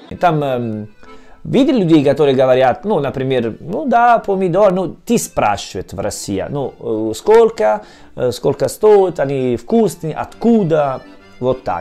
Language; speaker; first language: Russian; non-native, learner; Italian